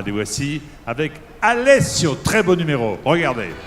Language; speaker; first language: French; native; French